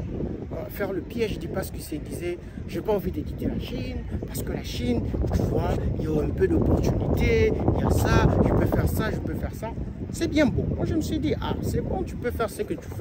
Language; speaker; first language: French; non-native, local second language; Lingala